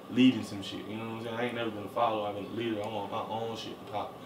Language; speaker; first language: English; native; English